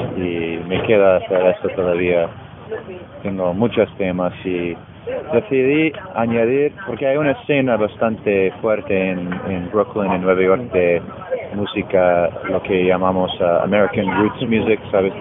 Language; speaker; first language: Spanish; non-native, fluent; English